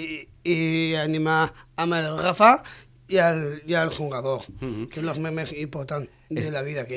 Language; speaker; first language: Catalan; non-native, local second language; Spanish